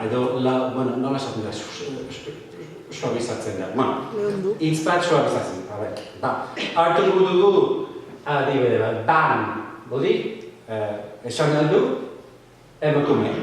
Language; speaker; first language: Basque; non-native, fluent; English